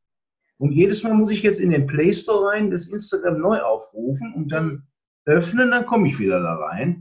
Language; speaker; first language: German; native; German